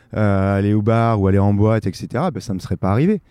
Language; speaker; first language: French; native; French